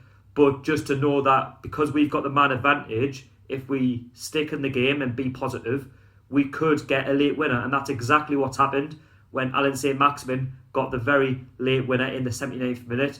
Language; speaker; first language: English; native; English